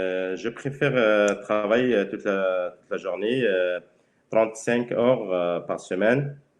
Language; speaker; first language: French; non-native, learner; Spanish